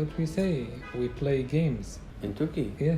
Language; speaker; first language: English; non-native, learner; Arabic